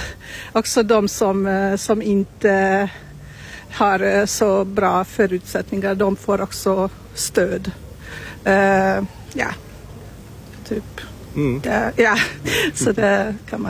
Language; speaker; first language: Swedish; non-native, learner; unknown